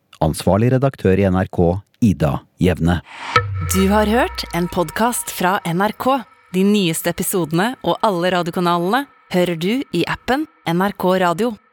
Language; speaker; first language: Norwegian; native; Norwegian